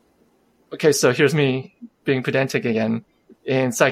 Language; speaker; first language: English; native; English